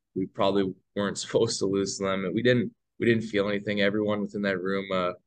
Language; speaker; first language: English; native; English